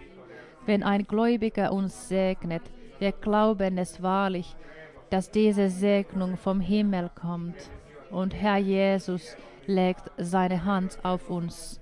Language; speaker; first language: German; non-native, fluent; Finnish